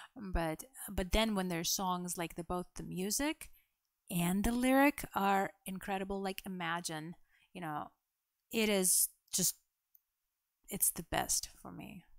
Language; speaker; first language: English; non-native, fluent; Russian